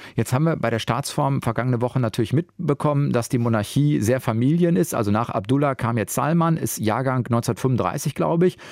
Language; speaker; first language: German; native; German